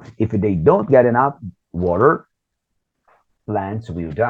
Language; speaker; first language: English; non-native, fluent; Portuguese